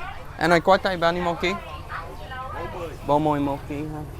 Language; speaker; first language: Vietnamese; non-native, learner; English